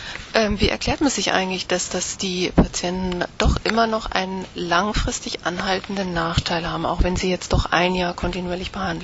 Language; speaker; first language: German; native; German